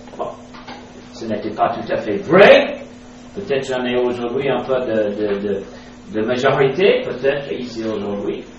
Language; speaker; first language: French; non-native, fluent; English